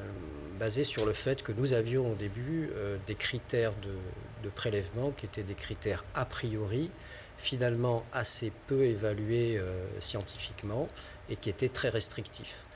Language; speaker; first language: French; native; French